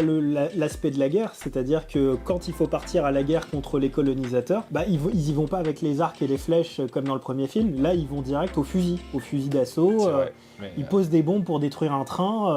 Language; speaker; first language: French; native; French